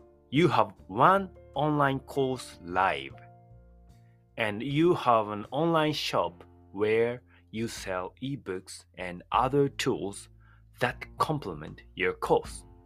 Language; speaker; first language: English; non-native, fluent; Japanese